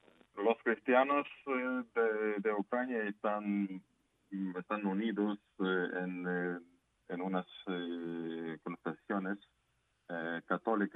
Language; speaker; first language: Spanish; non-native, fluent; Ukrainian